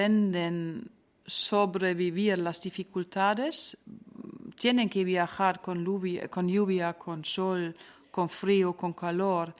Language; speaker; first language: Spanish; non-native, fluent; German